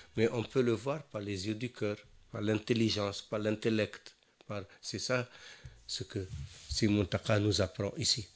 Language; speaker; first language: French; non-native, local second language; Wolof